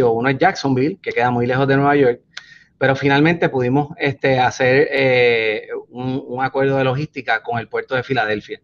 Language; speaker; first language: Spanish; native; Spanish